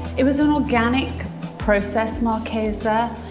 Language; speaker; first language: English; native; English